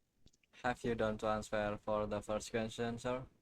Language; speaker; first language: English; non-native, learner; Indonesian